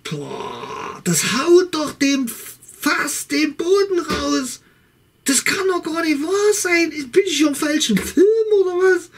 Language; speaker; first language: German; native; German